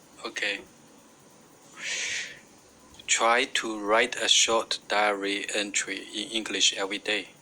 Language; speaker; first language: English; non-native, learner; Chinese